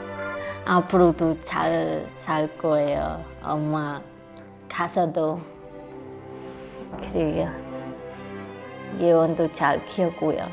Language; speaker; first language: Korean; non-native, fluent; Khmer